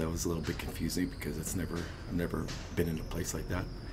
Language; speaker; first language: English; native; English